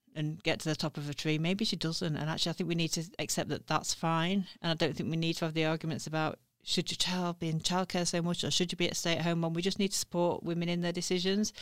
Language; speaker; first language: English; native; English